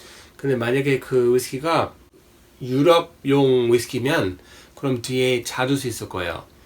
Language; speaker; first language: Korean; non-native, fluent; English